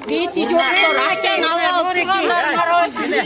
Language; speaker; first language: Kyrgyz; native; Kyrgyz